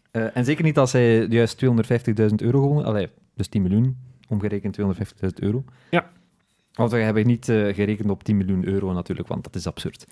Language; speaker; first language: Dutch; native; Dutch